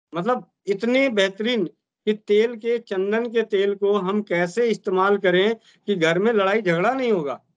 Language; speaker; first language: Hindi; native; Hindi